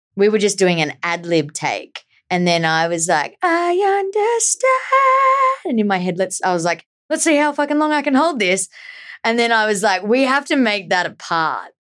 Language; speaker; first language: English; native; English